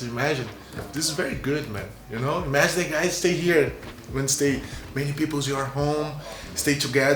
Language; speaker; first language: English; non-native, learner; Portuguese